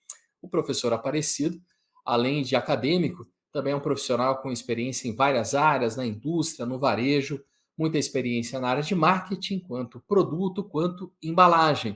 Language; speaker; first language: Portuguese; native; Portuguese